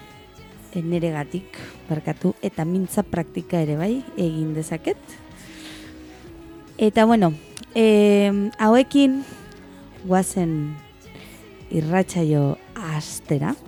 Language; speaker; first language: Basque; non-native, local second language; Spanish